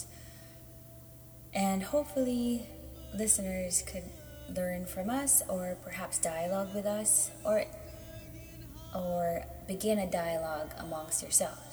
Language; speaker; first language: English; non-native, local second language; Hiligaynon